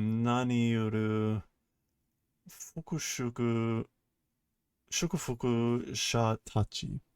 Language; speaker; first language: Japanese; non-native, learner; English